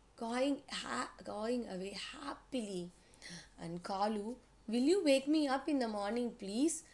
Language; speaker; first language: English; non-native, local second language; Tamil